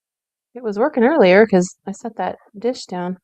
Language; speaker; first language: English; native; English